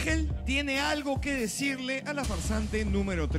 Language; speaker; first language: Spanish; native; Spanish